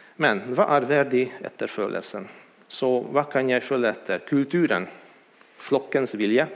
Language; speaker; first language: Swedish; non-native, fluent; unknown